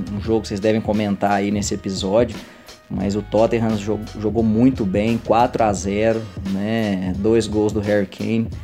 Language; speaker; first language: Portuguese; native; Portuguese